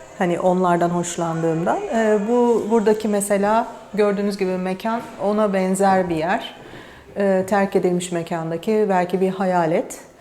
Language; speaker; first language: Turkish; early bilingual, heritage; Turkish